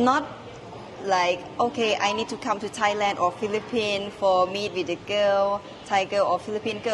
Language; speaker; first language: English; non-native, learner; Thai